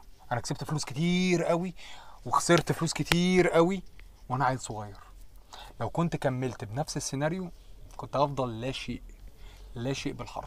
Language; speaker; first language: Arabic; native; Arabic